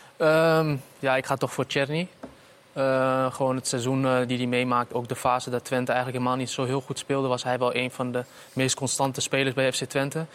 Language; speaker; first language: Dutch; early bilingual, other home language; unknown